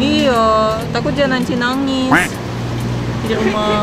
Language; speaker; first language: Indonesian; non-native, learner; Russian